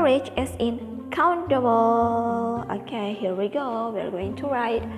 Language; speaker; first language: English; non-native, fluent; Indonesian